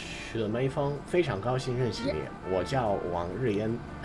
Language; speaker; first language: Chinese; non-native, fluent; English